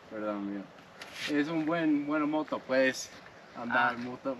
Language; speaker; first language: Spanish; non-native, learner; English